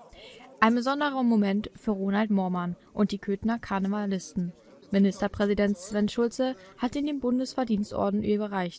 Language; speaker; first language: German; native; German